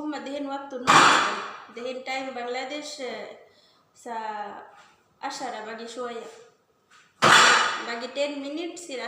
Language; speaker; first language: Arabic; non-native, learner; Bangla